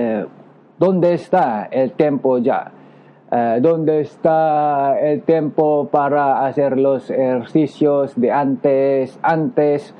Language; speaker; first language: Spanish; non-native, learner; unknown